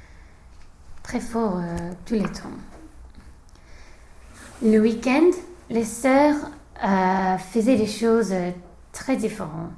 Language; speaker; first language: French; non-native, learner; English